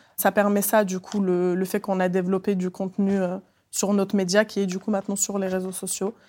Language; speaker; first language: French; early bilingual, other home language; Arabic